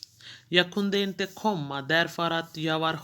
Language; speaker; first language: Swedish; non-native, fluent; Urdu